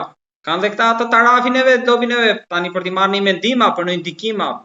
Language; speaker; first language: Albanian; native; Albanian